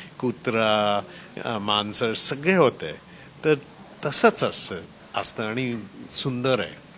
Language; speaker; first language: Marathi; early bilingual, heritage; Marathi